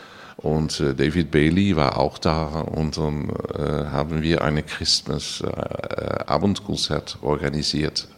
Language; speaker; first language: German; non-native, learner; Dutch